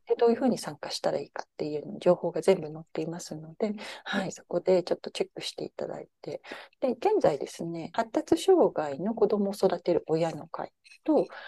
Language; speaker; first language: Japanese; native; Japanese